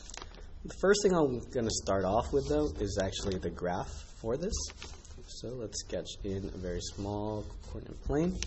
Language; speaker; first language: English; native; English